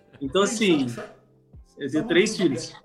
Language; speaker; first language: Portuguese; native; Portuguese